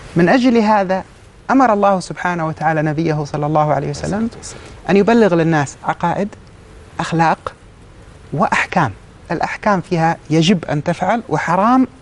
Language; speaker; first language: Arabic; native; Arabic